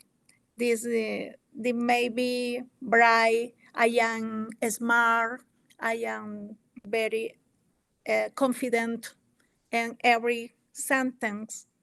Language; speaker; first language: English; non-native, learner; Spanish